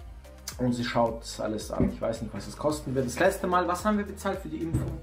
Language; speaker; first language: German; native; German